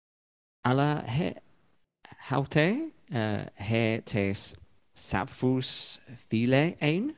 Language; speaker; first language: Greek; non-native, learner; English